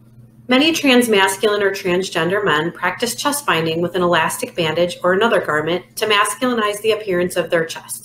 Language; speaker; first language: English; native; English